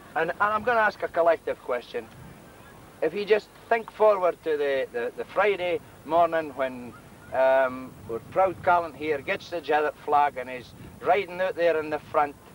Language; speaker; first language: English; native; English